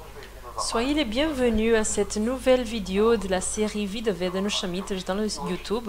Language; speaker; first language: French; non-native, fluent; Portuguese